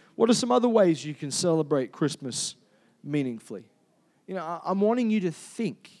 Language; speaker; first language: English; native; English